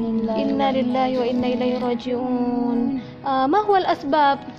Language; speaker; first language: Arabic; non-native, learner; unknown